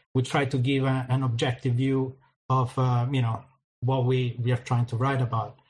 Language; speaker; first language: English; non-native, fluent; Italian